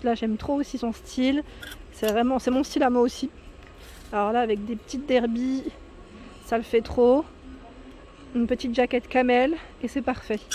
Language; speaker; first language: French; native; French